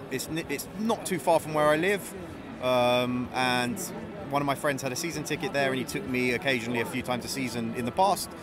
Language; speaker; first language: English; native; English